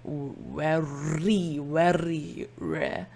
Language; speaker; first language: English; non-native, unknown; Chinese